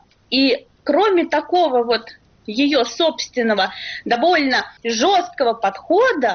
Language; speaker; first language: Russian; native; Russian